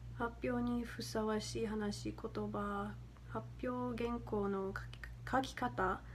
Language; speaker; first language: Japanese; non-native, learner; English